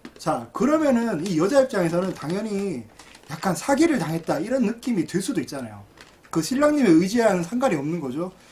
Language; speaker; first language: Korean; native; Korean